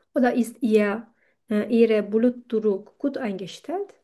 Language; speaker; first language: German; non-native, learner; Turkish